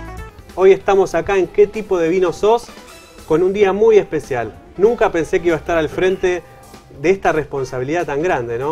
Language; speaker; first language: Spanish; native; Spanish